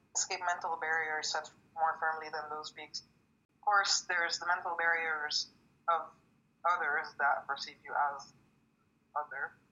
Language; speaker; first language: English; non-native, fluent; French